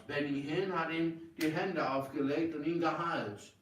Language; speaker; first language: German; non-native, fluent; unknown